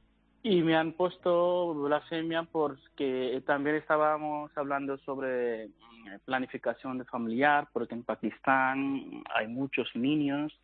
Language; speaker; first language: Spanish; non-native, learner; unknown